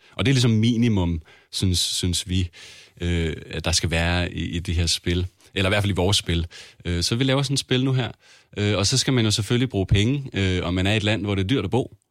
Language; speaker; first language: Danish; native; Danish